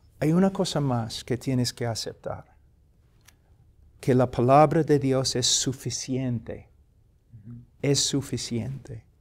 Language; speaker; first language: Spanish; non-native, fluent; English